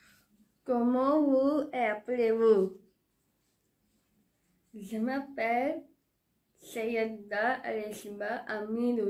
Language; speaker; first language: French; non-native, learner; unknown